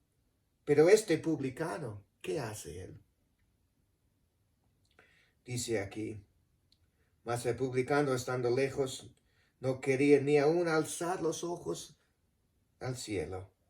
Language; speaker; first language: Spanish; non-native, fluent; English